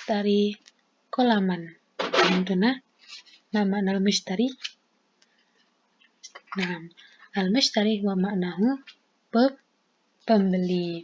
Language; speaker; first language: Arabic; non-native, fluent; Indonesian